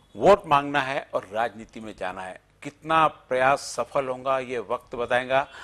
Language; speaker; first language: Hindi; non-native, local second language; Marathi